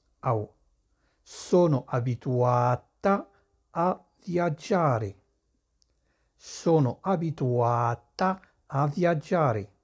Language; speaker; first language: Italian; non-native, fluent; Arabic